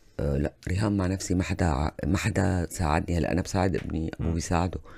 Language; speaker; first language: Arabic; native; Arabic